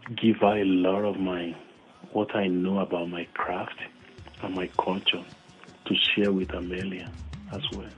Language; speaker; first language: English; non-native, local second language; Yoruba